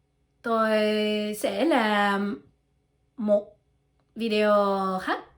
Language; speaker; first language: Vietnamese; non-native, learner; French